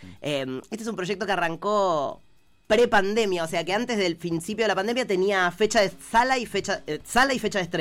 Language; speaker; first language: Spanish; native; Spanish